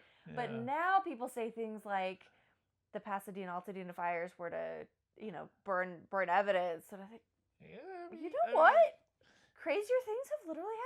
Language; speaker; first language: English; native; English